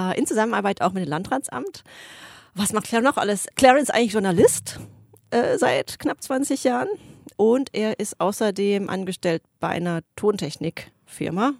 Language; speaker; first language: German; native; German